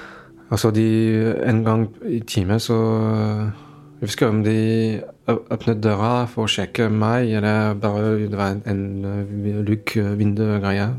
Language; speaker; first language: Norwegian; non-native, fluent; French